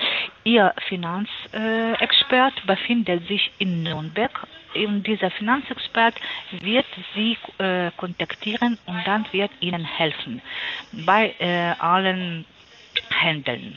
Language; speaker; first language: German; non-native, fluent; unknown